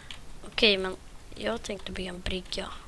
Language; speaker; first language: Swedish; native; Swedish